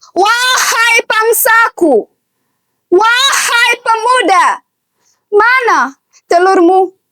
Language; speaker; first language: Indonesian; non-native, learner; Arabic